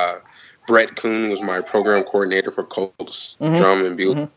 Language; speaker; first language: English; native; English